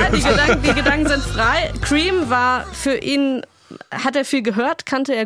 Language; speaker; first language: German; native; German